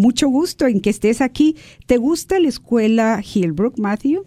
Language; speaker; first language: Spanish; native; Spanish